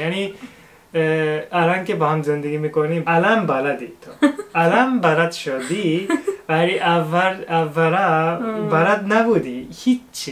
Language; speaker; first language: Persian; non-native, fluent; Japanese